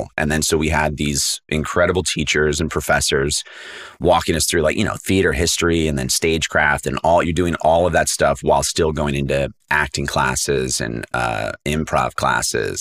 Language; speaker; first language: English; native; English